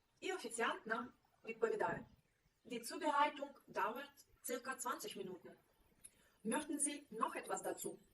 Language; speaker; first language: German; non-native, fluent; Ukrainian